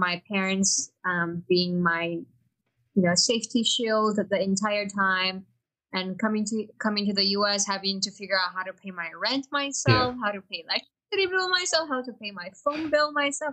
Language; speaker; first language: English; non-native, fluent; Chinese